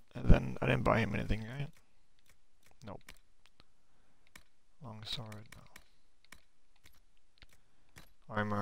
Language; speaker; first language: English; native; English